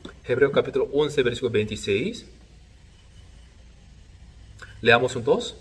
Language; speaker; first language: Spanish; non-native, fluent; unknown